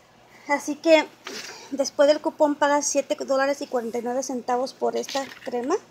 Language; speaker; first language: Spanish; native; Spanish